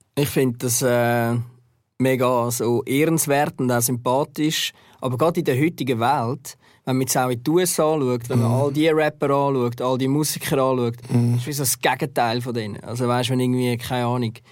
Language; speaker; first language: German; native; German